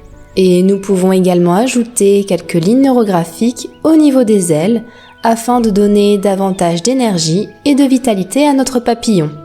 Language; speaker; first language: French; native; French